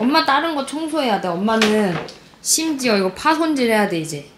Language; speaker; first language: Korean; native; Korean